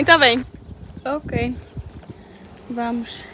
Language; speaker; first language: Portuguese; non-native, learner; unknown